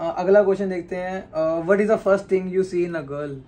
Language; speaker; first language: Hindi; native; Hindi